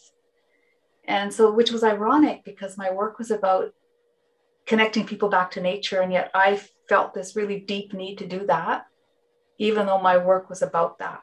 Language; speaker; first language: English; non-native, fluent; Finnish